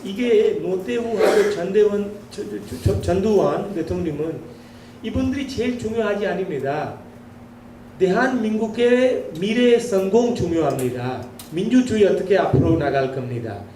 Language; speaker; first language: Korean; non-native, learner; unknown